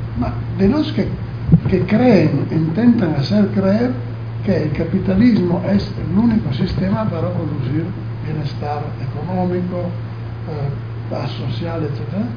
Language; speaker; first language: Spanish; non-native, fluent; Italian